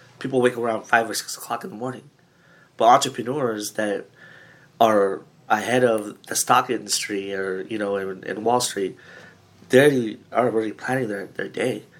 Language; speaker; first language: English; early bilingual, other home language; Filipino